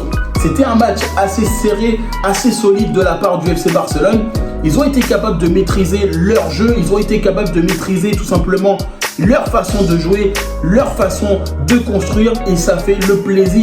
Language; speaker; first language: French; native; French